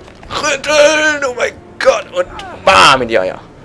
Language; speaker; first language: German; native; German